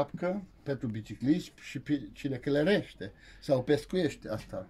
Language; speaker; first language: Romanian; non-native, local second language; Hungarian